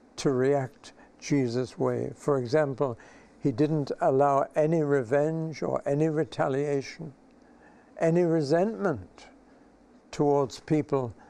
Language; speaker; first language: English; native; English